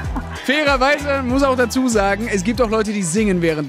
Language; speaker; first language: German; native; German